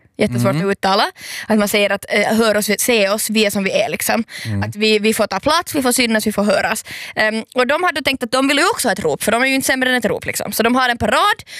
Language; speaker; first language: Swedish; native; Swedish